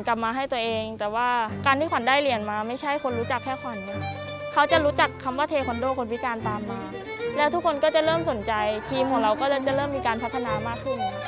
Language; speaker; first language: Thai; native; Thai